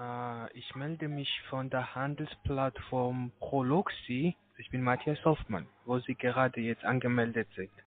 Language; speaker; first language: German; non-native, learner; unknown